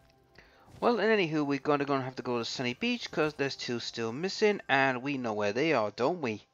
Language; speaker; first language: English; native; English